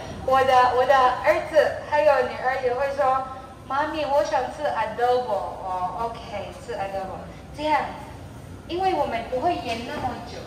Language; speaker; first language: Chinese; non-native, learner; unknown